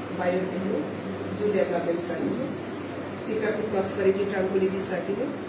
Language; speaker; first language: Hindi; non-native, local second language; Kok Borok